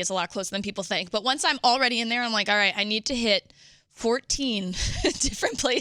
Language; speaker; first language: English; native; English